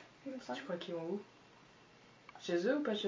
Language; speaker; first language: French; native; French